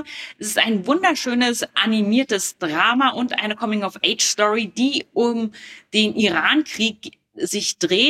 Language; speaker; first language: German; native; German